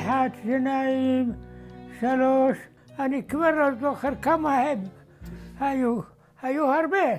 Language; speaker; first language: Hebrew; non-native, fluent; Arabic